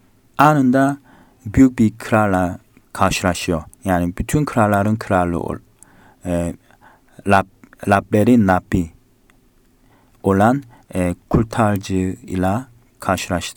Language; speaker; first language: Turkish; non-native, fluent; Korean